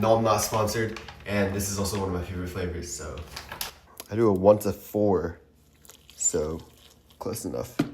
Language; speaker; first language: English; native; English